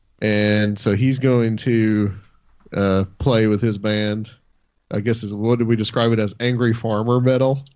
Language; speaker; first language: English; native; English